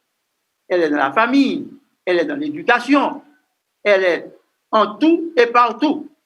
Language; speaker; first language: French; non-native, local second language; Haitian Creole